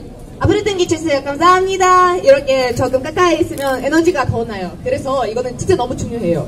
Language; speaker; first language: Korean; non-native, fluent; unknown